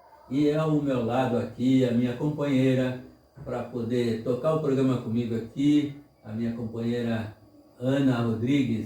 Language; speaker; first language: Portuguese; native; Portuguese